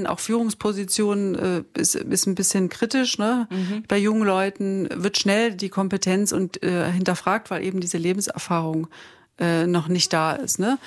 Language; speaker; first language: German; native; German